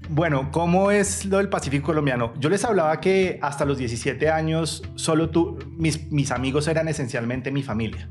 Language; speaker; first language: Spanish; native; Spanish